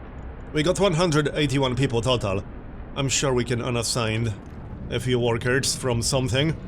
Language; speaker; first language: English; native; English